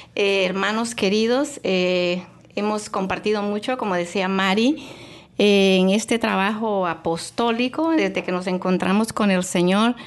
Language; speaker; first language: Spanish; native; Spanish